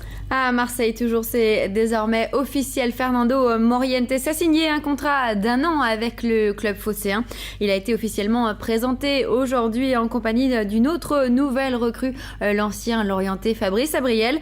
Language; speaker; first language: French; native; French